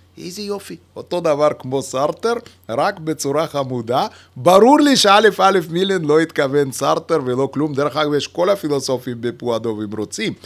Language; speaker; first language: Hebrew; non-native, fluent; Yiddish